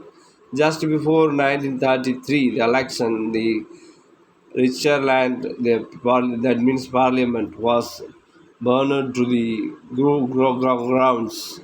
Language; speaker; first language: English; non-native, local second language; Tamil